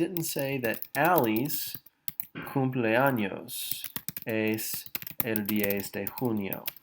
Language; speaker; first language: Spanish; non-native, fluent; English